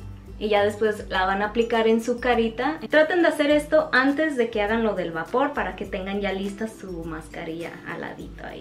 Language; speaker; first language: Spanish; native; Spanish